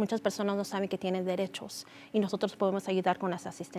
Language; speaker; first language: Spanish; early bilingual, heritage; Spanish